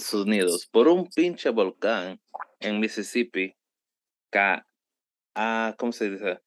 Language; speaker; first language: Spanish; early bilingual, heritage; Spanish